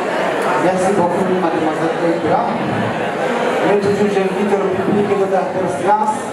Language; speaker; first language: French; non-native, local second language; Rundi